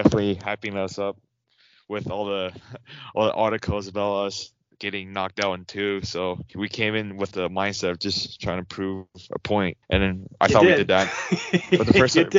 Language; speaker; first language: English; non-native, fluent; Chinese